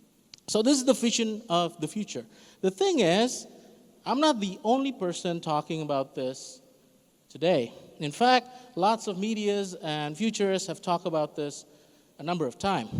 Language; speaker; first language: English; non-native, fluent; Indonesian